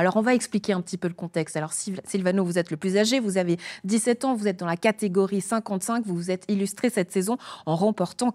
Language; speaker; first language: French; native; French